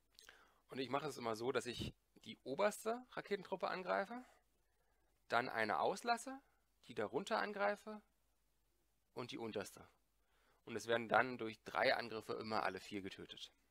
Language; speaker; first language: German; native; German